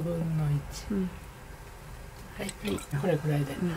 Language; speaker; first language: Japanese; native; Japanese